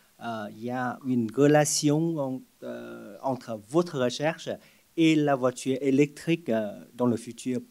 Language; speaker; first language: French; non-native, fluent; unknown